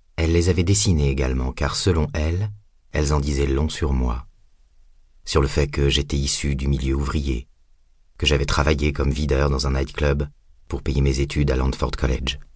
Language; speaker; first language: French; native; French